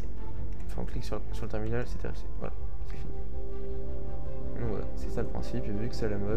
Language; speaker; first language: French; native; French